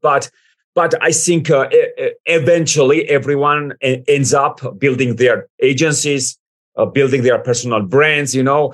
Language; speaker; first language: English; non-native, fluent; Georgian